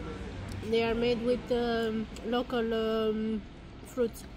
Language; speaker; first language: English; non-native, fluent; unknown